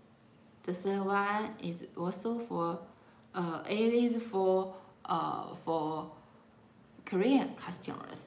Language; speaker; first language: English; non-native, learner; Chinese